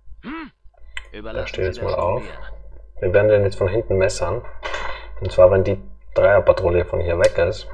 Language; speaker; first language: German; native; German